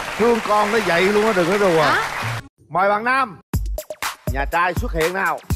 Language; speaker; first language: Vietnamese; native; Vietnamese